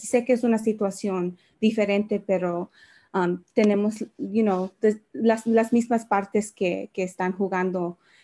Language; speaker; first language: Spanish; early bilingual, heritage; Spanish